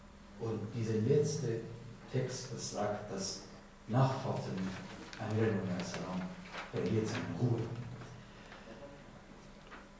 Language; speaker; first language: German; non-native, learner; Persian